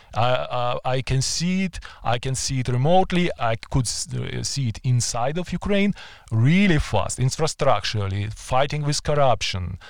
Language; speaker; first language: English; non-native, fluent; Ukrainian